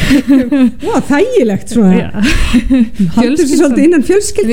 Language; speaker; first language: Icelandic; native; Icelandic